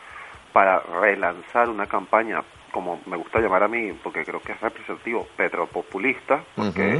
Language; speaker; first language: Spanish; native; Spanish